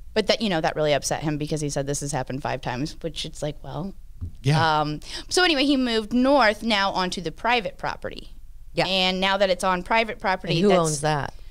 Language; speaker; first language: English; native; English